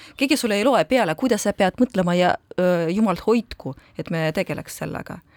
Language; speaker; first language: Estonian; non-native, local second language; Russian